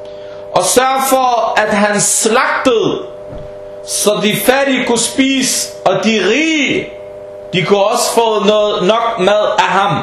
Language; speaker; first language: Danish; early bilingual, heritage; Danish